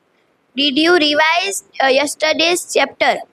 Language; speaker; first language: English; non-native, learner; Gujarati